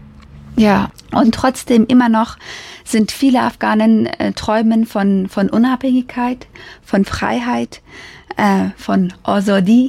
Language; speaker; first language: German; non-native, fluent; Persian